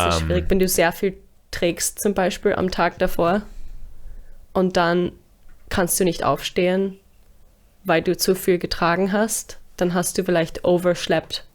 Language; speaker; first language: German; non-native, fluent; English